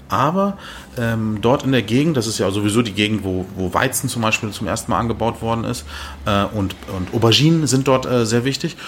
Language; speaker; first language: German; early bilingual, other home language; Turkish